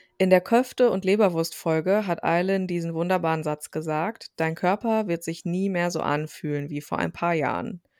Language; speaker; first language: German; early bilingual, other home language; Turkish